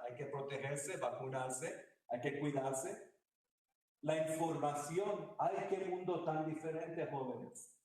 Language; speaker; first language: Spanish; early bilingual, heritage; Spanish